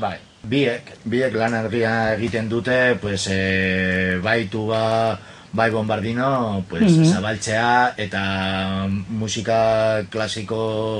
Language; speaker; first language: Basque; non-native, local second language; Spanish